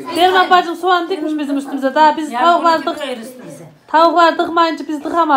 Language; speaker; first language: Turkish; native; Turkish